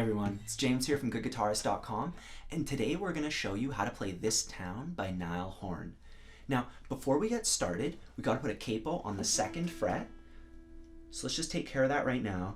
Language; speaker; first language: English; native; English